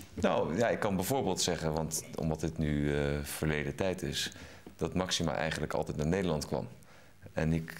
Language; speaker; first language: Dutch; native; Dutch